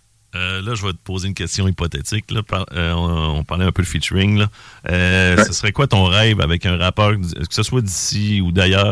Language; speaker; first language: French; native; French